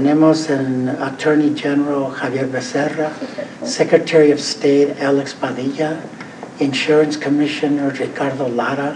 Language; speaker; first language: Spanish; early bilingual, heritage; Spanish